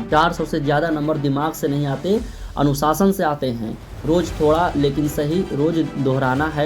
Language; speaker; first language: Hindi; native; Hindi